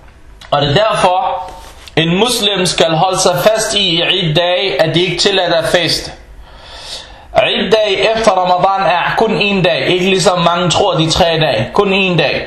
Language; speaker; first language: Danish; non-native, fluent; Arabic